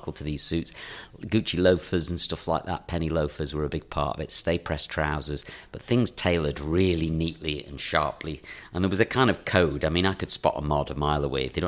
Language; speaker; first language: English; native; English